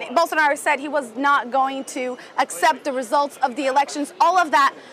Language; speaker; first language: English; non-native, fluent; Portuguese